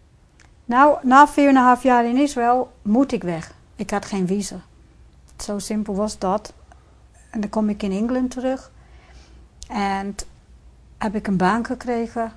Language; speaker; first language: Dutch; non-native, fluent; English